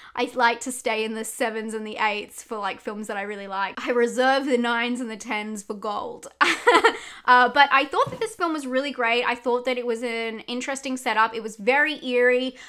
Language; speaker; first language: English; native; English